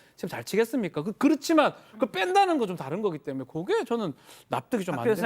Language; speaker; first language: Korean; native; Korean